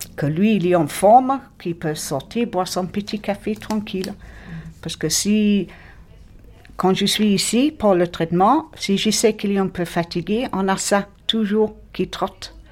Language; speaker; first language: French; non-native, fluent; English